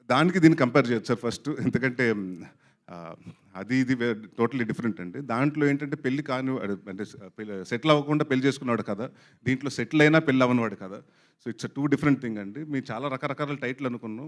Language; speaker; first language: Telugu; native; Telugu